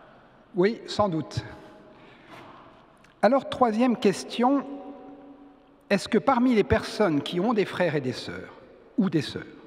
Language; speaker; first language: French; native; French